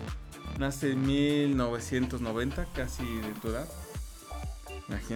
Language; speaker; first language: Spanish; native; Spanish